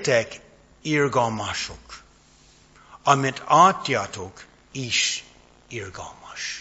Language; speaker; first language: Hungarian; non-native, fluent; English